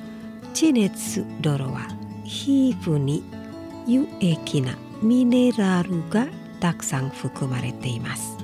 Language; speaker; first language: Japanese; non-native, fluent; Indonesian